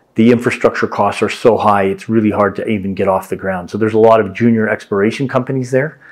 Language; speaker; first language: English; native; English